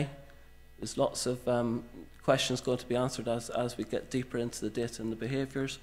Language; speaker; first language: English; native; English